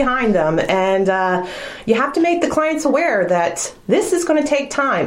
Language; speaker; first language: English; native; English